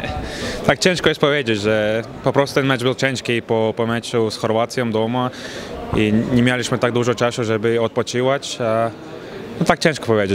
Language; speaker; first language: Polish; non-native, fluent; Latvian